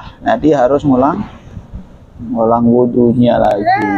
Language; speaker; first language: Indonesian; native; Indonesian